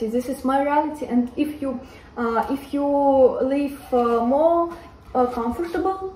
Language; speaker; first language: English; non-native, learner; Russian